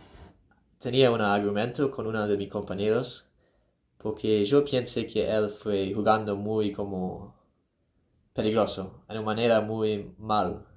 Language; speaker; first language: Spanish; non-native, learner; English